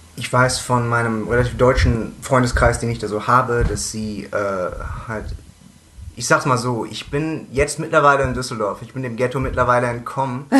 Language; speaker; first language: German; native; German